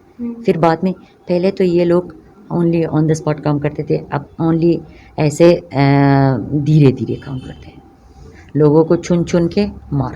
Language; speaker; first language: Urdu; non-native, local second language; Persian